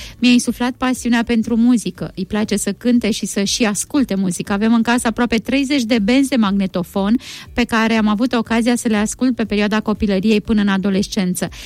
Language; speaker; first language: Romanian; native; Romanian